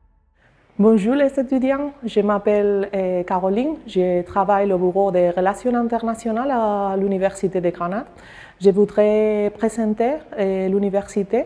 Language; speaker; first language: French; non-native, learner; Spanish